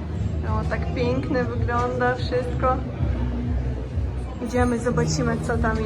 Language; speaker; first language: Polish; non-native, learner; Ukrainian